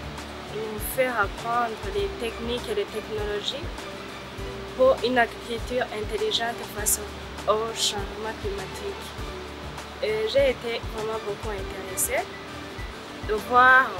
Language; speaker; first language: French; non-native, local second language; Rundi